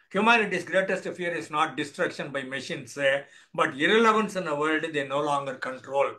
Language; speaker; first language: English; non-native, local second language; Tamil